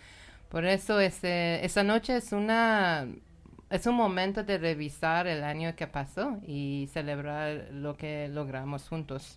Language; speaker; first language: Spanish; non-native, learner; Persian